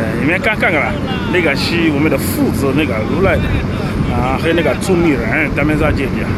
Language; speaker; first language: Chinese; non-native, learner; French